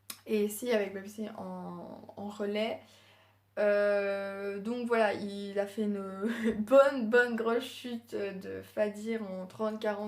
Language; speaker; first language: French; native; French